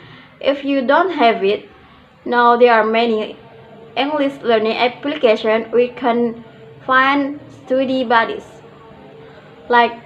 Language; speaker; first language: English; non-native, learner; Indonesian